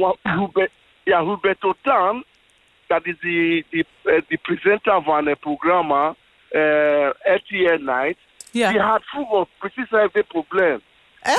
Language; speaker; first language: Dutch; non-native, fluent; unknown